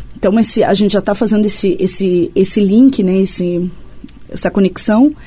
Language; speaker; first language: Portuguese; native; Portuguese